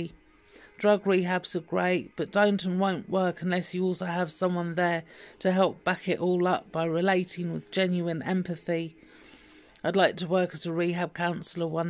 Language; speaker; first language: English; native; English